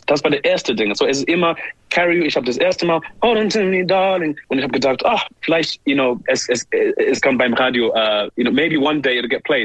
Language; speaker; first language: German; non-native, fluent; English